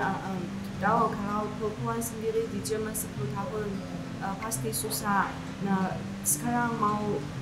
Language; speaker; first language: Indonesian; non-native, learner; Chinese